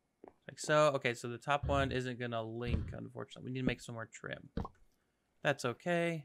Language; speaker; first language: English; native; English